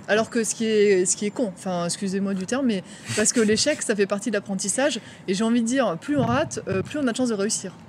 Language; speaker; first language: French; native; French